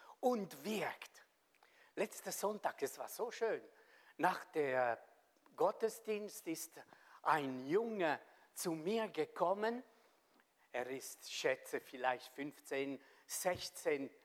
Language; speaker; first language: German; non-native, local second language; Italian